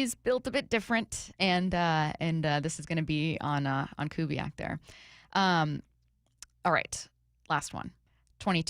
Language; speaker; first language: English; native; English